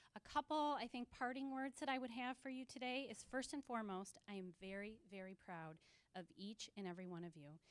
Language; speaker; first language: English; native; English